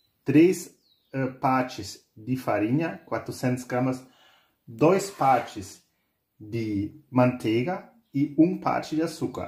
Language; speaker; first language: Portuguese; non-native, fluent; German